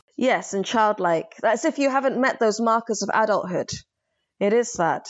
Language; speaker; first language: English; early bilingual, other home language; Somali